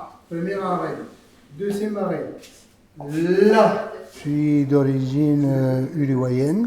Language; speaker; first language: French; non-native, fluent; Spanish